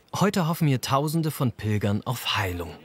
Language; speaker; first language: German; native; German